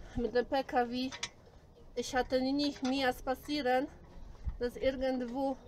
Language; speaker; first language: German; non-native, learner; Polish